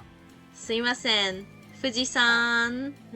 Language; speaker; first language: Japanese; non-native, learner; English